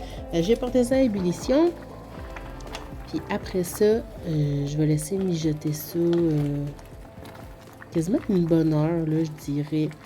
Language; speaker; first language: French; native; French